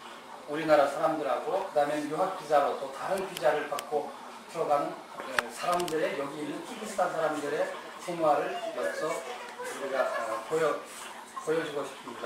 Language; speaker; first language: Korean; non-native, fluent; Kyrgyz